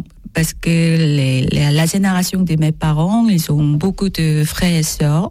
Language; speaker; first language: French; non-native, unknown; Korean